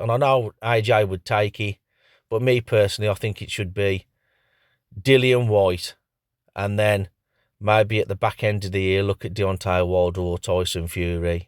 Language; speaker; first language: English; native; English